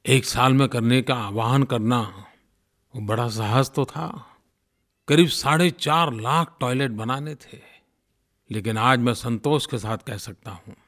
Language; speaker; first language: Hindi; non-native, local second language; Gujarati